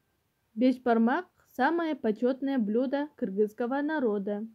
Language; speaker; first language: Russian; non-native, local second language; Kyrgyz